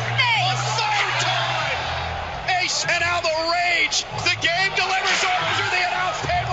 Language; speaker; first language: English; native; English